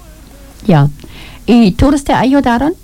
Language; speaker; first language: Spanish; non-native, learner; German